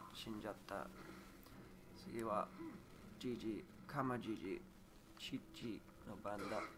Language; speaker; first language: Japanese; non-native, learner; English